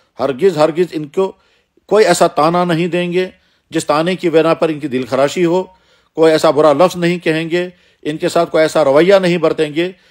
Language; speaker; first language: Urdu; non-native, local second language; Kashmiri